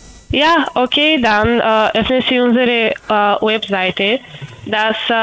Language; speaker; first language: German; non-native, learner; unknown